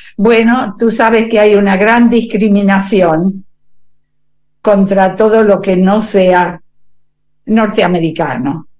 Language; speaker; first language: Spanish; native; Spanish